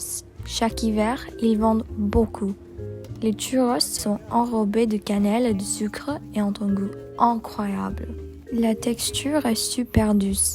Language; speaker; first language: French; non-native, learner; Spanish